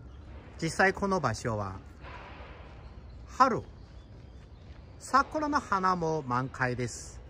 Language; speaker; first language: Japanese; non-native, fluent; Chinese